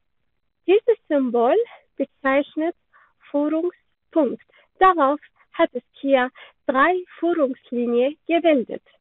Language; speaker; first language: German; non-native, learner; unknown